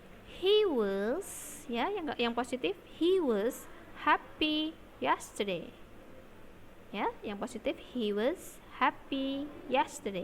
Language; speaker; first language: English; non-native, learner; Indonesian